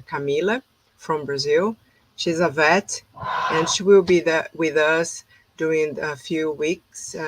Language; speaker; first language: English; non-native, fluent; Portuguese